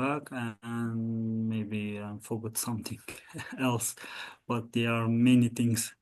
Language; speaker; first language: English; non-native, learner; Azerbaijani